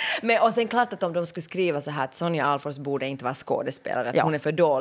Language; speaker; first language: Swedish; native; Swedish